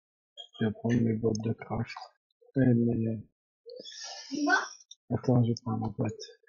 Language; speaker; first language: French; native; French